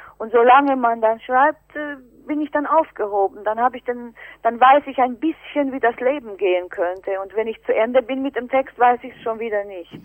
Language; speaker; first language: German; native; German